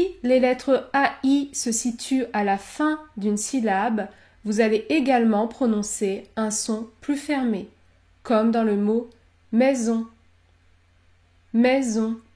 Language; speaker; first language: French; native; French